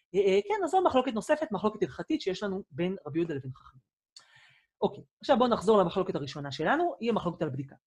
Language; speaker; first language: Hebrew; native; Hebrew